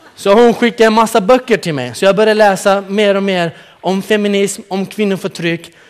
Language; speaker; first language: Swedish; early bilingual, other home language; Central Kurdish